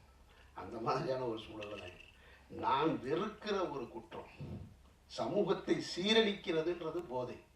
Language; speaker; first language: Tamil; native; Tamil